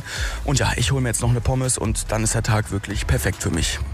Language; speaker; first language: German; native; German